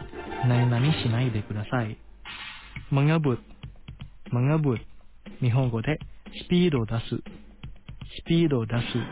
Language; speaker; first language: Japanese; non-native, fluent; Indonesian